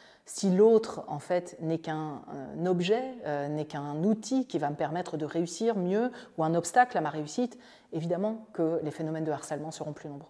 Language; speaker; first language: French; native; French